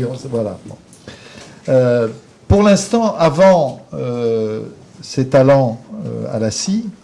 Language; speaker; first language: French; native; French